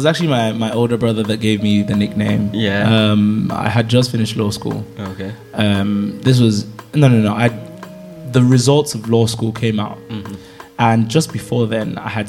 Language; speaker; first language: English; non-native, local second language; Yoruba